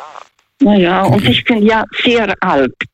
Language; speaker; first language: German; non-native, fluent; Russian